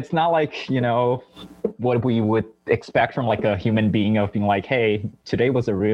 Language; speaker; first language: English; non-native, fluent; Portuguese